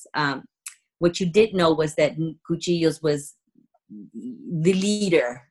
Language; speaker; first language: English; native; English